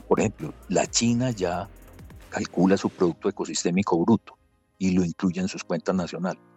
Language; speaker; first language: Spanish; native; Spanish